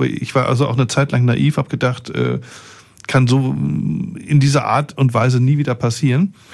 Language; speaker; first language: German; native; German